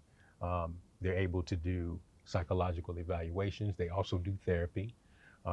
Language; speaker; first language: English; native; English